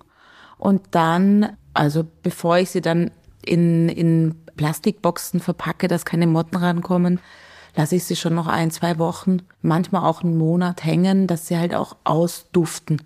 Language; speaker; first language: German; native; German